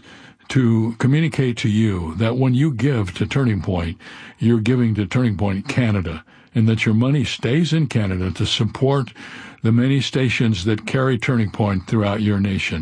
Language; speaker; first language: English; native; English